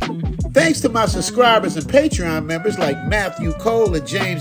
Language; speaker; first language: English; native; English